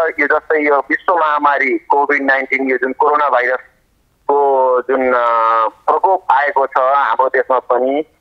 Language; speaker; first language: Nepali; non-native, local second language; Maithili